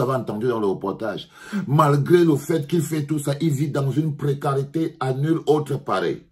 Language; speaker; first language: French; native; French